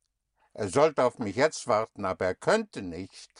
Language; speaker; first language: German; non-native, fluent; English